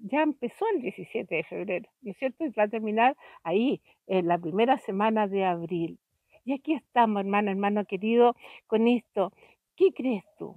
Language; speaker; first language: Spanish; native; Spanish